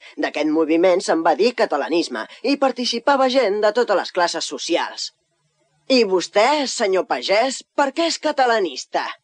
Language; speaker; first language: Catalan; native; Catalan